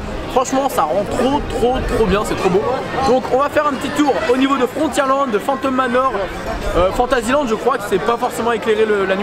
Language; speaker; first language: French; native; French